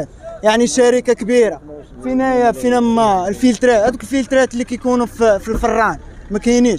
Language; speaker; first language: Arabic; native; Arabic